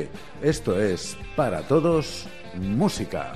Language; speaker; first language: Spanish; native; Spanish